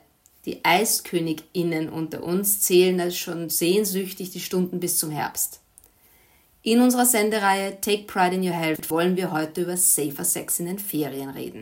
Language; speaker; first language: German; native; German